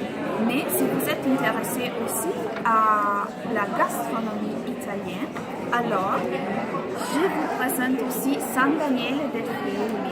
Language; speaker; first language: French; non-native, fluent; Italian